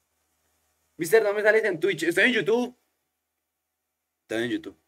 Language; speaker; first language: Spanish; native; Spanish